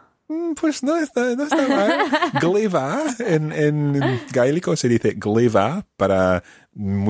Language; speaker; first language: Spanish; non-native, fluent; English